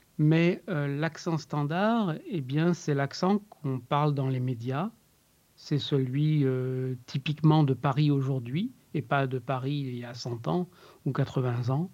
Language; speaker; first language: French; native; French